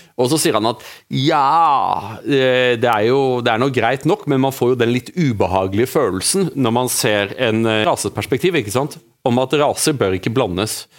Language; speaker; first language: Norwegian; native; Norwegian